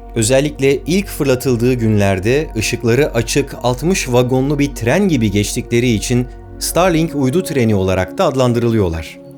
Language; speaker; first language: Turkish; native; Turkish